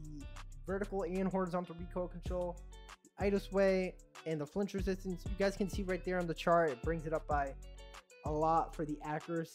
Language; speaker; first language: English; native; English